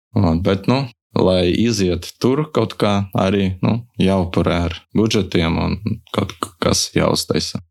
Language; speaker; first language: Latvian; non-native, local second language; Russian